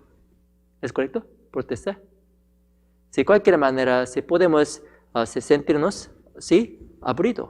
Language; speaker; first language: Spanish; non-native, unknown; Korean